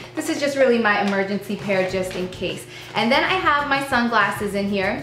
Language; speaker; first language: English; native; English